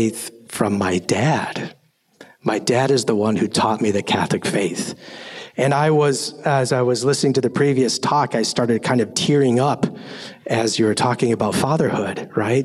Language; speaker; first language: English; native; English